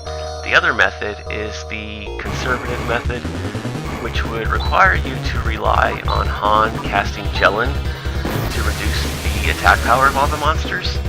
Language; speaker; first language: English; native; English